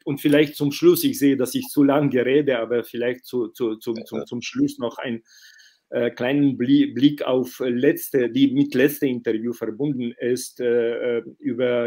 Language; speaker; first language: German; non-native, fluent; Ukrainian